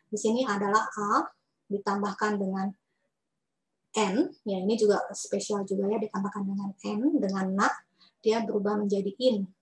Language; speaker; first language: Indonesian; native; Indonesian